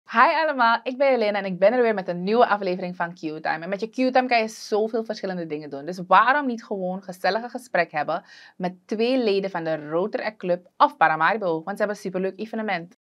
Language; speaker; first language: Dutch; native; Dutch